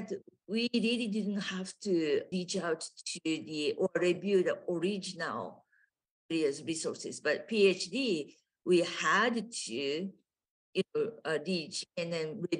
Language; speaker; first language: English; non-native, fluent; Japanese